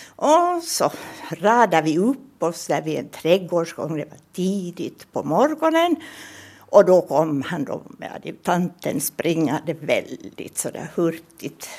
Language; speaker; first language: Swedish; native; Swedish